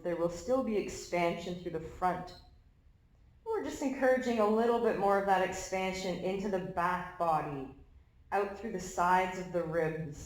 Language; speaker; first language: English; native; English